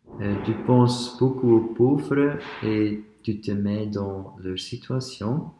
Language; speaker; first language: French; non-native, learner; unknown